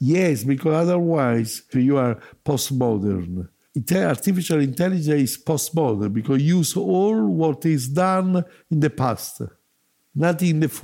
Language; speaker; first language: English; non-native, learner; Italian